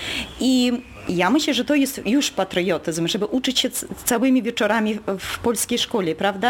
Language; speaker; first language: Polish; non-native, local second language; Russian